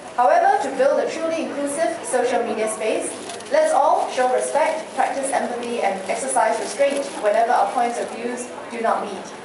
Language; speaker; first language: English; non-native, local second language; Chinese